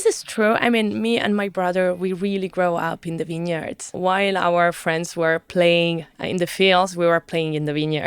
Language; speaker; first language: English; non-native, fluent; Italian